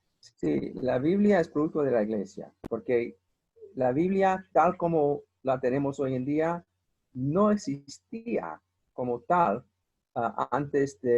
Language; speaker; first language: Spanish; non-native, fluent; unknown